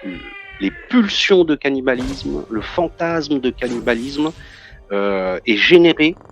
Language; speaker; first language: French; native; French